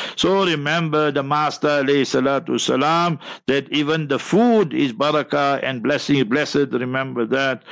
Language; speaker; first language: English; early bilingual, other home language; Urdu